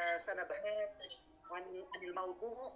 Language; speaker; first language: Arabic; non-native, learner; Indonesian